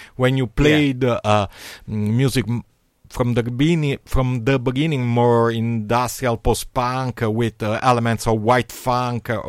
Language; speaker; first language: English; non-native, learner; Italian